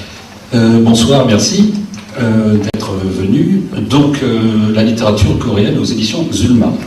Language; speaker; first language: French; native; French